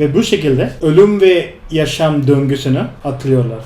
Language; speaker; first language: Turkish; non-native, fluent; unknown